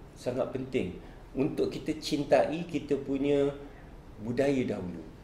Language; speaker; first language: Malay; native; Malay